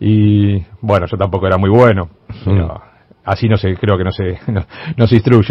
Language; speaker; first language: Spanish; native; Spanish